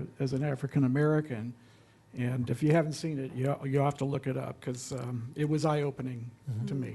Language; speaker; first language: English; native; English